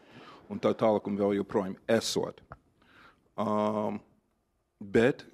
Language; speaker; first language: Latvian; non-native, fluent; English